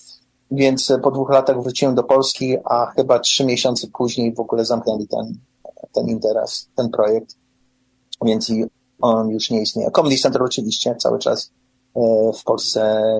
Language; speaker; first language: Polish; early bilingual, heritage; English